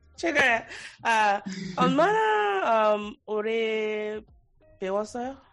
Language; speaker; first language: Korean; non-native, learner; Yoruba